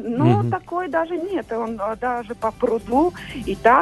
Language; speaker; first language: Russian; non-native, local second language; Latvian